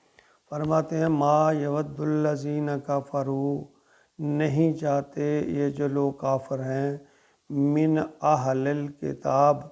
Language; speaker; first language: Urdu; native; Urdu